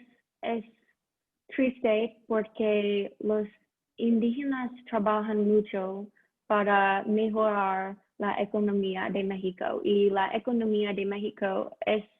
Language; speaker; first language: Spanish; non-native, learner; English